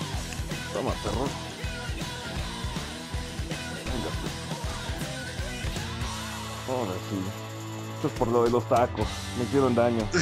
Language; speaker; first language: Spanish; native; Spanish